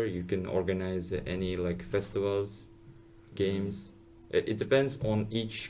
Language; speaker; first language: English; non-native, learner; Uzbek